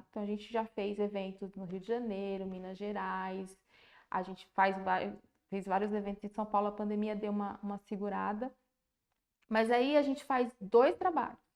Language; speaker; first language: Portuguese; native; Portuguese